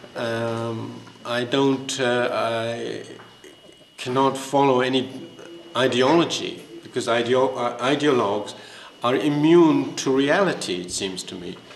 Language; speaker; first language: English; native; English